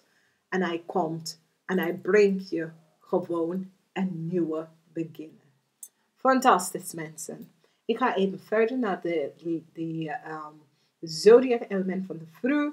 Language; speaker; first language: Dutch; non-native, learner; English